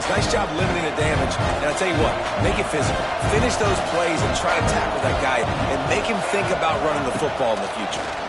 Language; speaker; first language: English; native; English